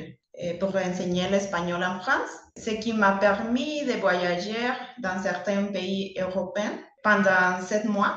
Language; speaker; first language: French; non-native, learner; Spanish